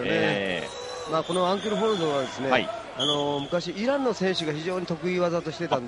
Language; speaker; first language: Japanese; native; Japanese